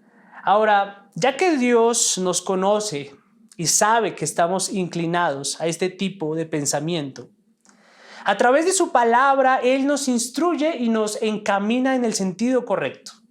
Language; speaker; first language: Spanish; native; Spanish